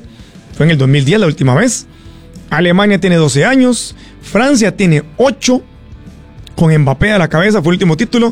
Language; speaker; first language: Spanish; native; Spanish